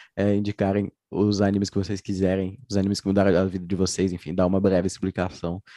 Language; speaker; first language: Portuguese; native; Portuguese